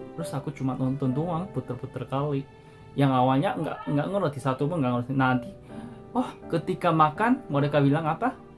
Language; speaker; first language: Indonesian; non-native, fluent; Korean